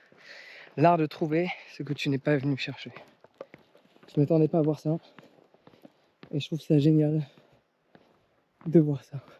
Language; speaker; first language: French; native; French